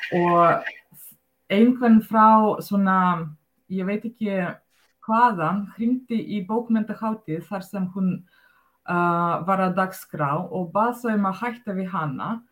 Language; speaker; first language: Icelandic; non-native, fluent; Russian